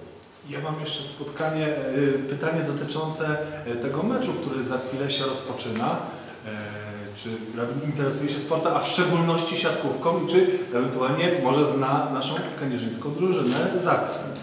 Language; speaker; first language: Polish; native; Polish